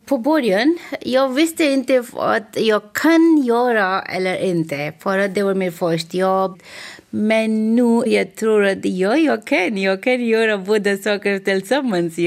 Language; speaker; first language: Swedish; non-native, learner; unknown